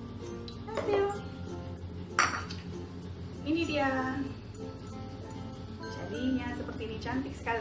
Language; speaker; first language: Indonesian; native; Indonesian